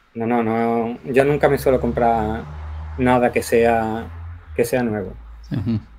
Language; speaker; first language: Spanish; native; Spanish